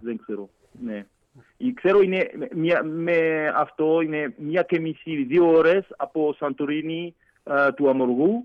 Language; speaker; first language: Greek; early bilingual, heritage; French